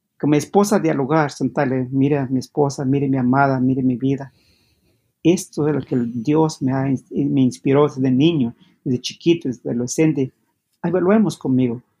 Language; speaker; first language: Spanish; non-native, local second language; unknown